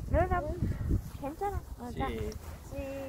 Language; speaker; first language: Korean; non-native, learner; Filipino